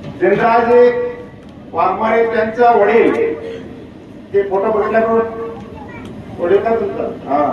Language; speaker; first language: Marathi; non-native, local second language; Kannada